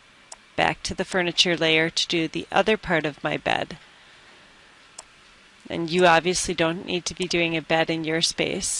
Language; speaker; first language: English; native; English